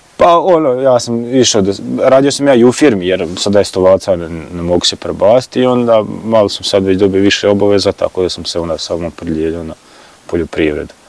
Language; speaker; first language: Croatian; native; Croatian